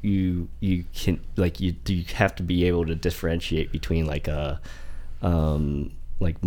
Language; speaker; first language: English; early bilingual, other home language; Vietnamese